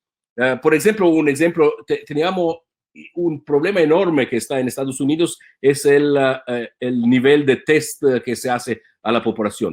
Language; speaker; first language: Spanish; non-native, fluent; Italian